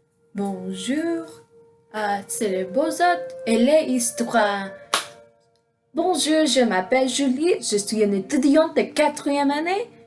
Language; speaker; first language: French; non-native, learner; English